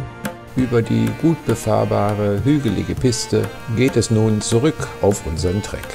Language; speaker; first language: German; native; German